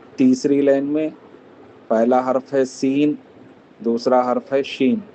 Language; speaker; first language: Urdu; native; Urdu